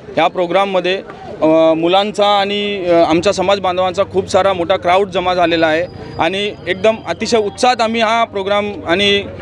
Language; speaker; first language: Marathi; non-native, local second language; Lambadi